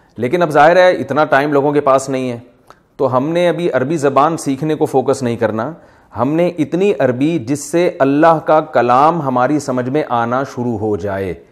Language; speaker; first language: Urdu; native; Urdu